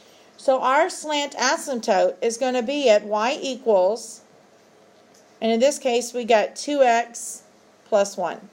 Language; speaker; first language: English; native; English